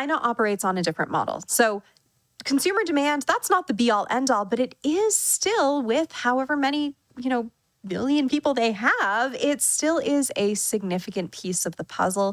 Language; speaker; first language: English; native; English